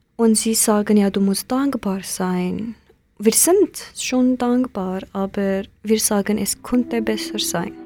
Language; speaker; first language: German; non-native, learner; Kurdish